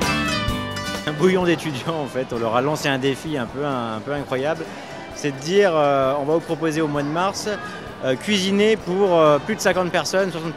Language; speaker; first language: French; native; French